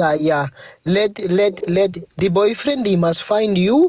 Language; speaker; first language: English; early bilingual, heritage; English